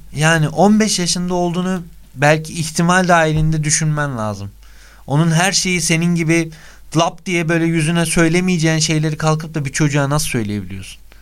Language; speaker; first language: Turkish; native; Turkish